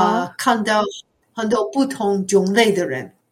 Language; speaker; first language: Chinese; non-native, fluent; English